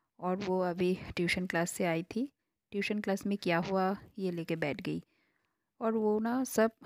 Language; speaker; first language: Hindi; non-native, local second language; Bangla